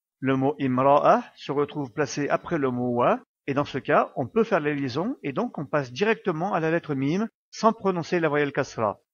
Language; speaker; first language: French; native; French